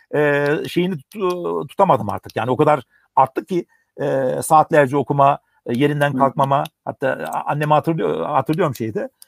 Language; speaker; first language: Turkish; early bilingual, heritage; Turkish